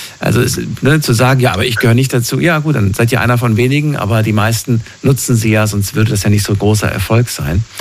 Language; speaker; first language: German; native; German